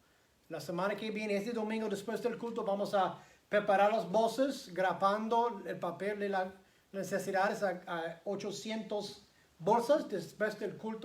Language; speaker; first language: Spanish; non-native, fluent; English